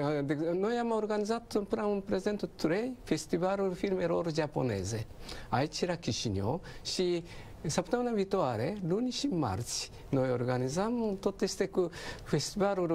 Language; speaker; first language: Romanian; non-native, learner; Japanese